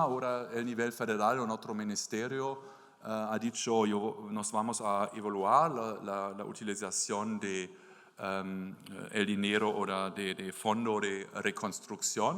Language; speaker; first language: Spanish; non-native, learner; German